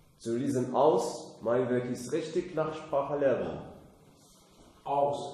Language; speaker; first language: German; non-native, learner; Arabic